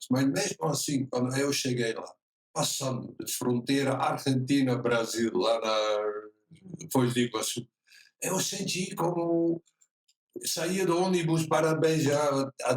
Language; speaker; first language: Portuguese; non-native, fluent; Dutch